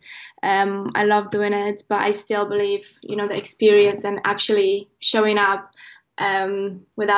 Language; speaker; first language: English; non-native, fluent; Polish